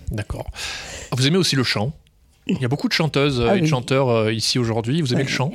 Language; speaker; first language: French; native; French